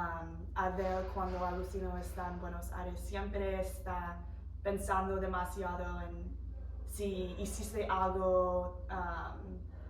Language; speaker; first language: Spanish; non-native, fluent; English